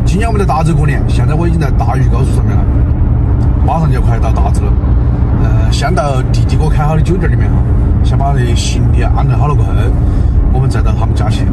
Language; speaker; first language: Chinese; native; Chinese